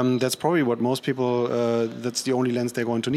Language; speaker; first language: English; non-native, fluent; German